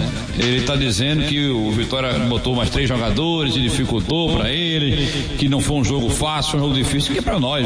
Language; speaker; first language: Portuguese; native; Portuguese